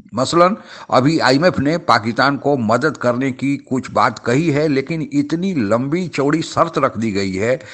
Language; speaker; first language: Hindi; native; Hindi